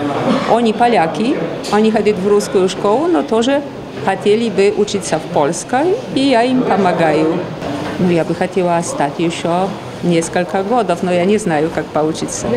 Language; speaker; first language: Russian; non-native, learner; Polish